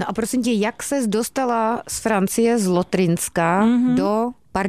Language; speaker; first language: Czech; native; Czech